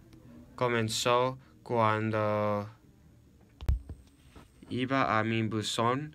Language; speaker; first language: Spanish; non-native, learner; English